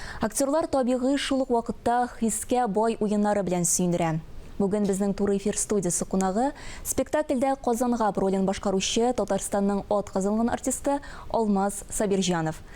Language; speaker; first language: Tatar; native; Tatar